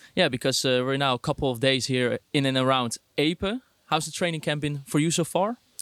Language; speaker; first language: English; non-native, fluent; Dutch